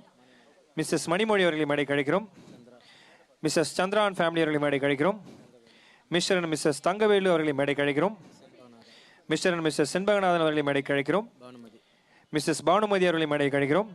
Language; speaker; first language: Tamil; native; Tamil